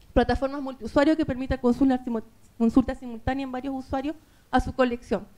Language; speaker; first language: Spanish; native; Spanish